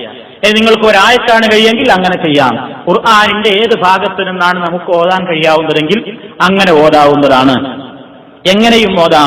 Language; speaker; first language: Malayalam; native; Malayalam